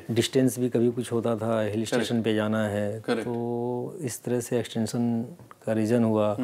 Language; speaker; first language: Hindi; native; Hindi